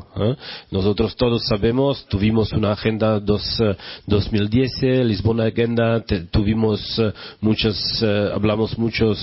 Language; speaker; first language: Spanish; non-native, learner; Czech